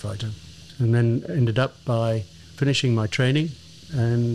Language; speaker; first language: English; native; English